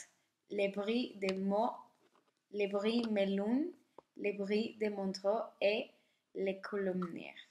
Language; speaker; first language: French; non-native, learner; Spanish